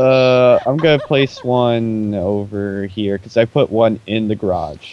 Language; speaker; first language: English; native; English